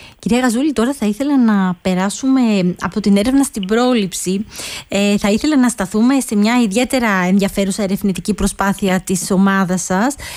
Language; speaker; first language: Greek; native; Greek